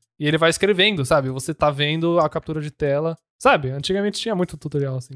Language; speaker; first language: Portuguese; early bilingual, other home language; English